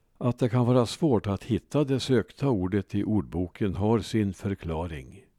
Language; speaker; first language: Swedish; native; Swedish